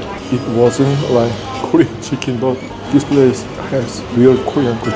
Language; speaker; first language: English; non-native, fluent; Korean